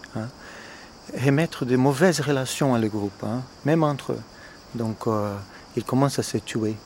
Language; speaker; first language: French; non-native, fluent; Portuguese